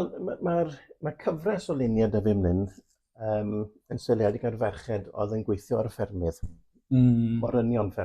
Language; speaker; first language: Welsh; native; Welsh